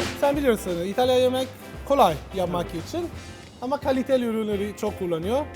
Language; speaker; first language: Turkish; non-native, learner; Italian